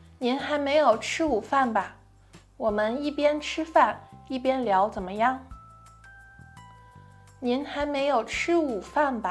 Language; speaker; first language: Chinese; non-native, fluent; Korean